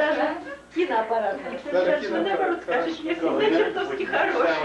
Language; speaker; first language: Russian; native; Russian